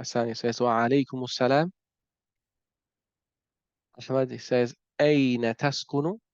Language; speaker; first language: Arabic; non-native, fluent; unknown